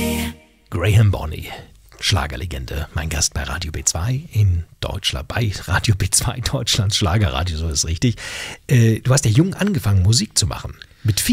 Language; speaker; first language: German; native; German